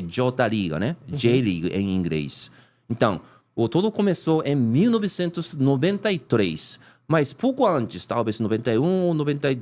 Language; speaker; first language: Portuguese; non-native, learner; Japanese